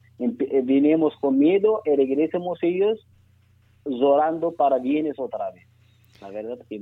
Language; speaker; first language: Spanish; non-native, learner; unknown